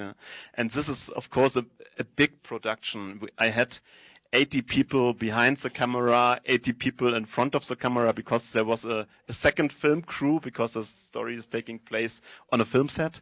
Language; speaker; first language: English; non-native, fluent; German